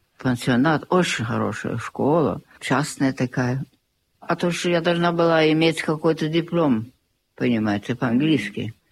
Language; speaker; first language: Russian; early bilingual, heritage; Russian